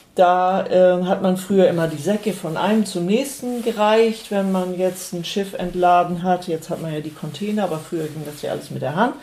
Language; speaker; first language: German; non-native, local second language; Low German